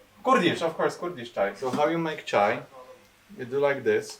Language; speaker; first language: English; non-native, fluent; Polish